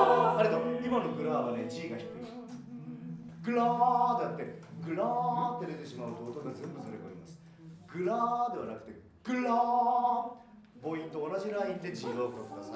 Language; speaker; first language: Japanese; native; Japanese